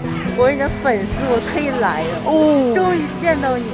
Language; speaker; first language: Chinese; native; Chinese